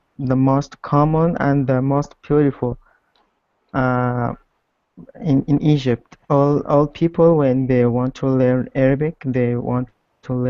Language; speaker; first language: English; non-native, learner; Arabic